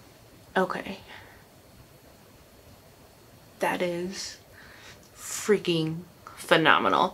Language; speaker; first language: English; native; English